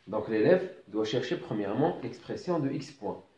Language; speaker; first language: French; non-native, local second language; Arabic